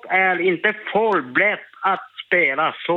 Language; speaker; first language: Swedish; non-native, learner; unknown